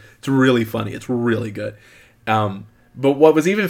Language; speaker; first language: English; native; English